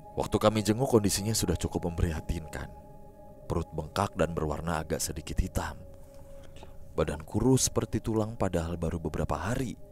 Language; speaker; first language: Indonesian; native; Indonesian